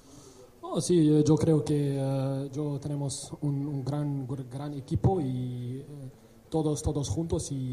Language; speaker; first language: Spanish; non-native, learner; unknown